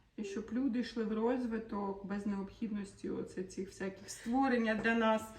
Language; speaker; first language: Ukrainian; non-native, local second language; Russian